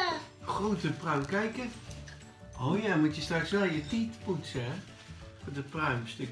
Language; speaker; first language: Dutch; native; Dutch